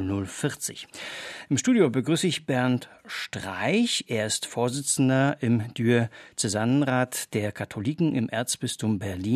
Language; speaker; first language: German; native; German